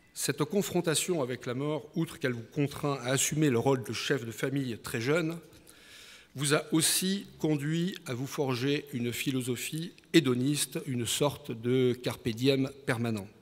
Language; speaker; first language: French; native; French